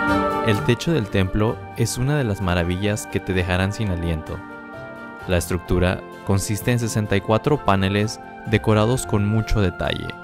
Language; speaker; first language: Spanish; native; Spanish